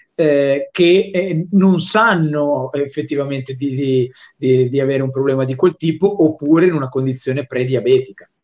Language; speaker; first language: Italian; native; Italian